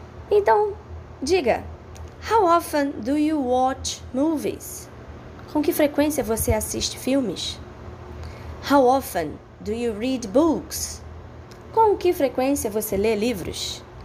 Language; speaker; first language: English; non-native, fluent; Portuguese